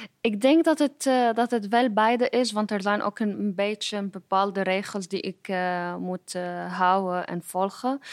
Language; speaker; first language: Dutch; non-native, fluent; Arabic